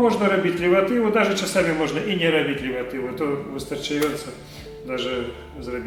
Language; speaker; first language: Polish; non-native, learner; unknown